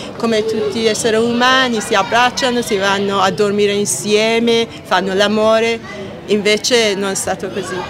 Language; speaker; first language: Italian; non-native, fluent; Persian